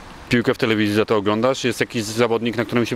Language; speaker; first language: Polish; native; Polish